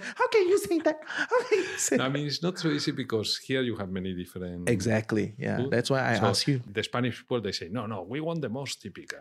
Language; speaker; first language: English; non-native, fluent; Spanish